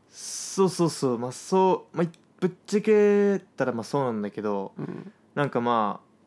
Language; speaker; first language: Japanese; native; Japanese